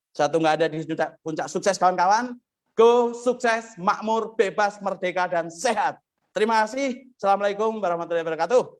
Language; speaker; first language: Indonesian; non-native, local second language; Javanese